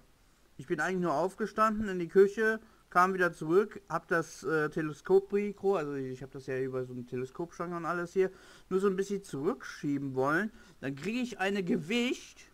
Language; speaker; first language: German; native; German